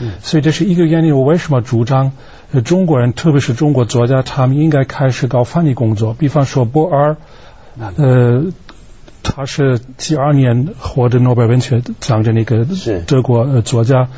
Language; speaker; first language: Chinese; non-native, fluent; German